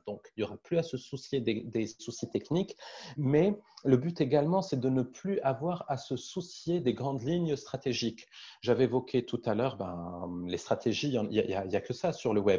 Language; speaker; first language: French; native; French